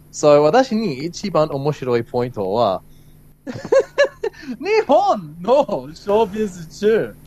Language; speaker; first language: Japanese; non-native, learner; English